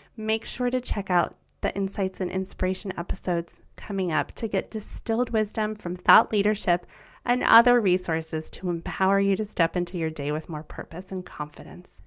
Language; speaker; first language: English; early bilingual, other home language; German